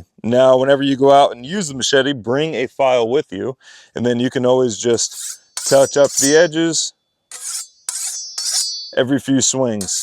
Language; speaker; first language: English; native; English